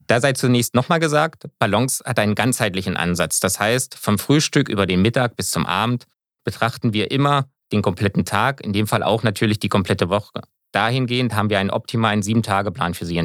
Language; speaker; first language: German; native; German